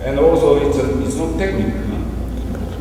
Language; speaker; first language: English; non-native, learner; Japanese